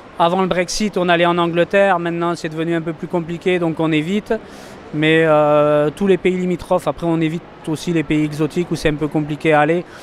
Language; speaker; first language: French; native; French